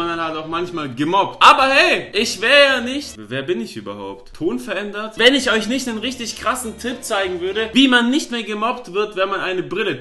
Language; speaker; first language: German; native; German